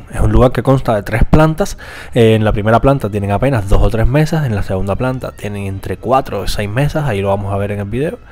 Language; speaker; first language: Spanish; native; Spanish